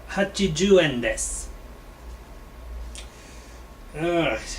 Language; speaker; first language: Japanese; non-native, learner; English